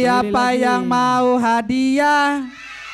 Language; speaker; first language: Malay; non-native, local second language; Javanese